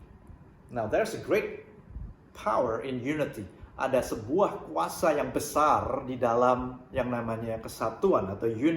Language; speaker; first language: Indonesian; native; Indonesian